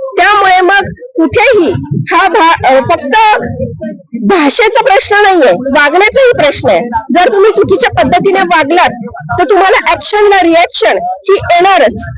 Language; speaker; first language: Marathi; non-native, local second language; Gujarati